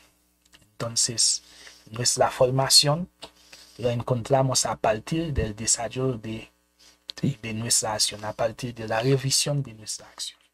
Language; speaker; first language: Spanish; non-native, fluent; Haitian Creole